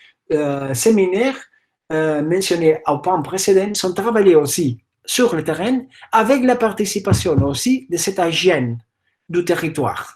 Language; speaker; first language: French; non-native, fluent; Catalan